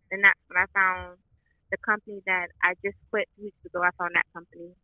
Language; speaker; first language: English; native; English